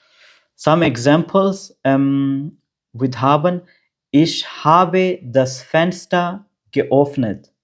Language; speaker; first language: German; non-native, fluent; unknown